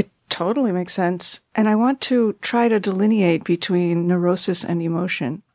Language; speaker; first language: English; native; English